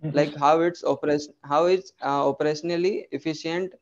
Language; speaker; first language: English; non-native, local second language; Hindi